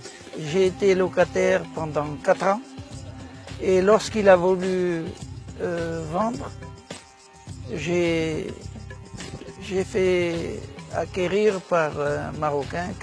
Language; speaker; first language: French; native; French